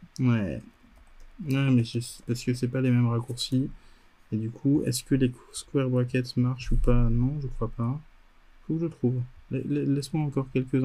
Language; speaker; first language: French; native; French